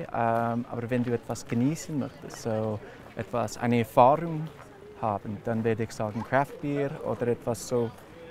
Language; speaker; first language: German; non-native, learner; English